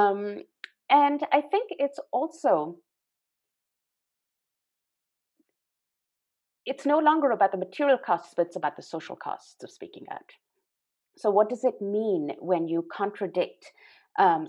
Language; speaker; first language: English; non-native, local second language; Urdu